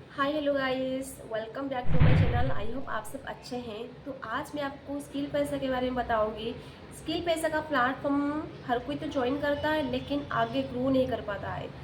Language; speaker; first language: Hindi; non-native, local second language; Odia